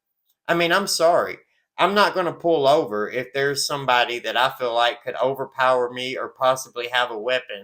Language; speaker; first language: English; native; English